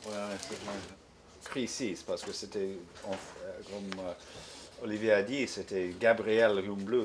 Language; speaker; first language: French; non-native, fluent; English